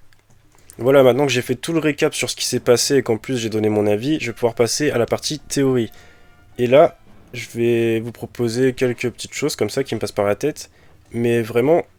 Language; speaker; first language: French; native; French